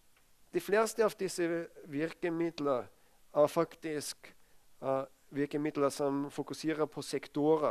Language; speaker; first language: Norwegian; non-native, fluent; German